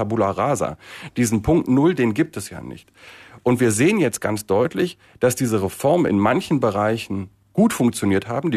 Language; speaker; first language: German; native; German